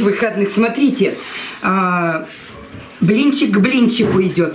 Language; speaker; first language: Russian; native; Russian